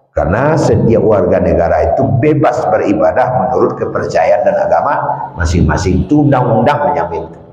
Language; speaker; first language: Malay; non-native, local second language; Minangkabau